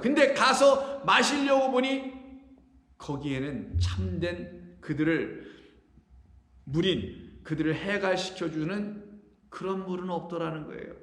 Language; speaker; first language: Korean; native; Korean